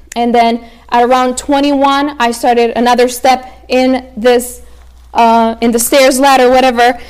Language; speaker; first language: English; early bilingual, other home language; Spanish